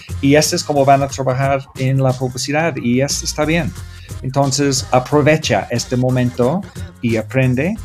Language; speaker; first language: Spanish; non-native, learner; English